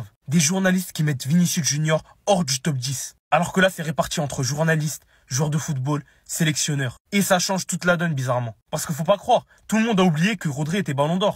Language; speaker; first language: French; native; French